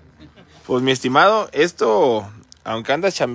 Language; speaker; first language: Spanish; native; Spanish